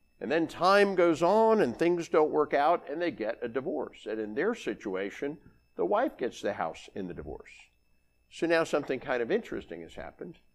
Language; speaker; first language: English; native; English